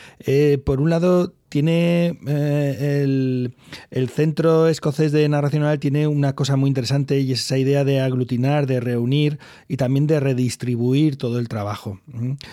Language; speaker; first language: Spanish; native; Spanish